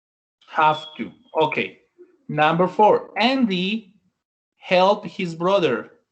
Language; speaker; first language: English; non-native, fluent; Spanish